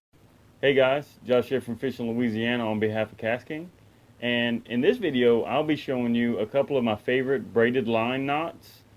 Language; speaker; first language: English; native; English